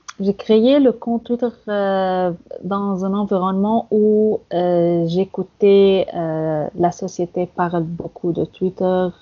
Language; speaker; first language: French; non-native, fluent; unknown